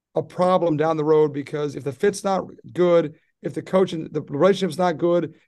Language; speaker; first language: English; native; English